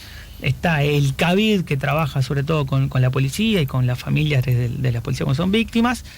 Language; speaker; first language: Spanish; native; Spanish